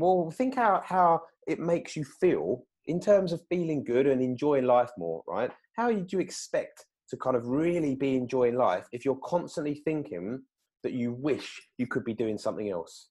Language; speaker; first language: English; native; English